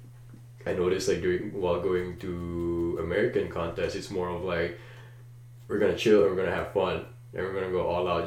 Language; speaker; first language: English; non-native, local second language; Malay